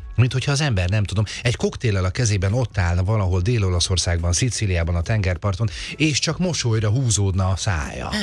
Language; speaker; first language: Hungarian; native; Hungarian